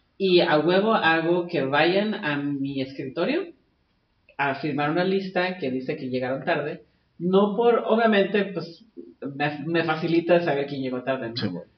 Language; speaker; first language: Spanish; native; Spanish